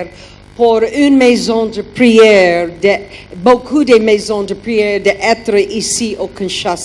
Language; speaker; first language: French; non-native, learner; German